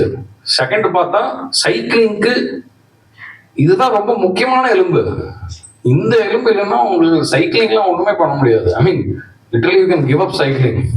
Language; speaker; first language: Tamil; native; Tamil